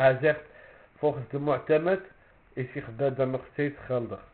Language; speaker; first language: Dutch; early bilingual, other home language; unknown